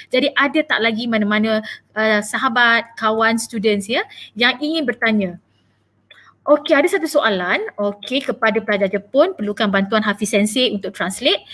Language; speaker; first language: Malay; native; Malay